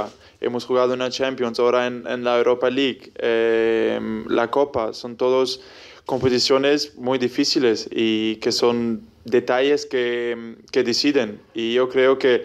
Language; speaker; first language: Spanish; non-native, fluent; German